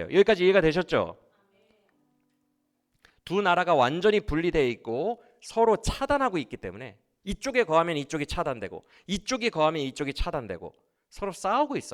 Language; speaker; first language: Korean; native; Korean